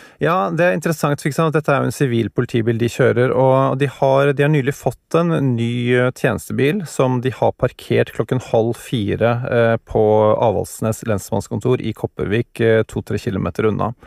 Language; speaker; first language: Norwegian; native; Norwegian